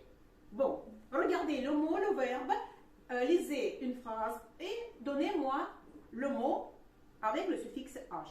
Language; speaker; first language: French; non-native, fluent; Russian